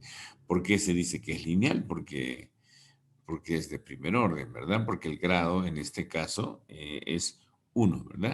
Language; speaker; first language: Spanish; native; Spanish